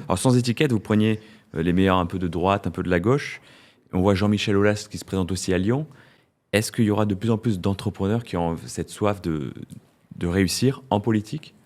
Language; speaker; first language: French; native; French